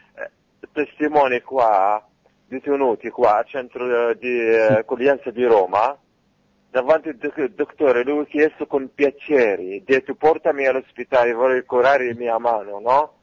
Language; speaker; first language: Italian; non-native, local second language; Arabic